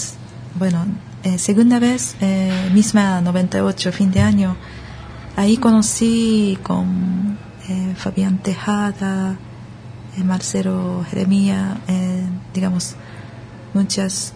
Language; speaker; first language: Spanish; non-native, learner; Japanese